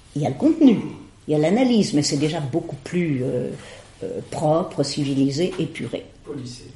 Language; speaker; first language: French; native; French